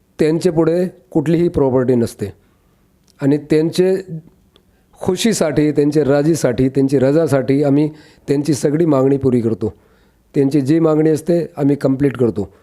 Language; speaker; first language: Marathi; non-native, local second language; Urdu